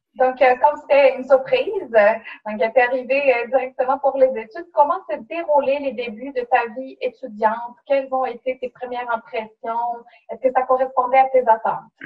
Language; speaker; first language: French; native; French